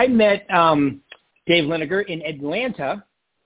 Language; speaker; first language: English; native; English